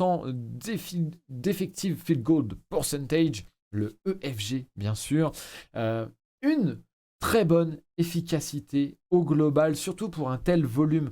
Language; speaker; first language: French; native; French